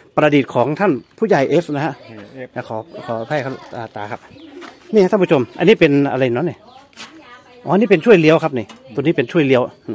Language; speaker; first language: Thai; non-native, local second language; Northeastern Thai